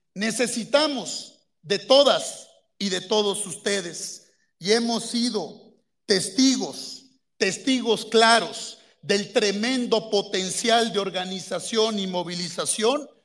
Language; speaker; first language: Spanish; native; Spanish